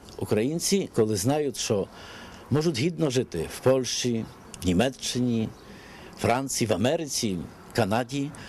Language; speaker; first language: Ukrainian; early bilingual, heritage; Ukrainian